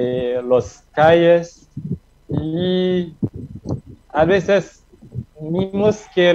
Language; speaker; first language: Spanish; non-native, learner; Haitian Creole